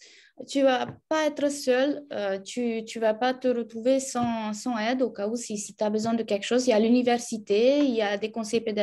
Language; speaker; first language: French; non-native, fluent; Romanian